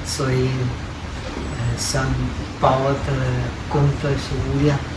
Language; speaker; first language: Chinese; non-native, learner; Czech